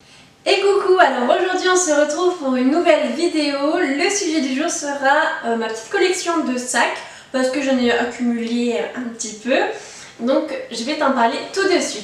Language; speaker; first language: French; native; French